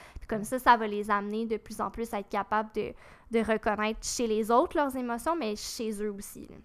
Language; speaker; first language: French; native; French